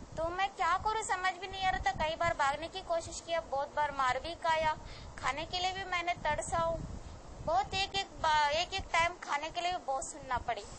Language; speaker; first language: Hindi; non-native, local second language; Kannada